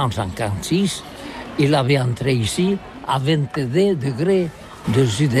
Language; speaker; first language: French; non-native, learner; Catalan